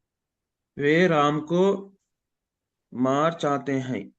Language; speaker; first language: Hindi; non-native, learner; Telugu